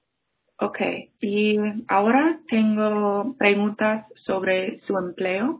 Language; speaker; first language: Spanish; non-native, fluent; English